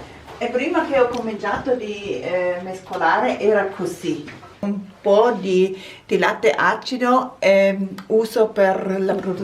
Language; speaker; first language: Italian; non-native, learner; German